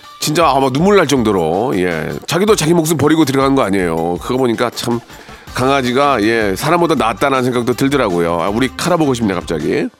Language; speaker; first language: Korean; native; Korean